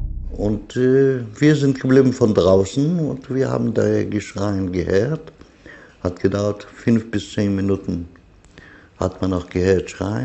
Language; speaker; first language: German; non-native, fluent; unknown